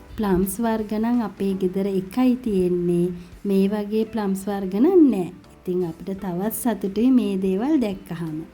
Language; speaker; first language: Sinhala; native; Sinhala